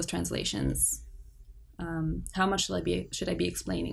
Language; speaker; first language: English; non-native, local second language; Afrikaans